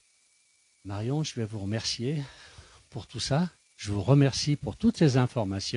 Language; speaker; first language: French; native; French